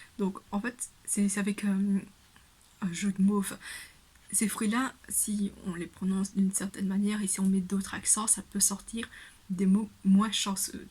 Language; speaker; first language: French; early bilingual, other home language; Vietnamese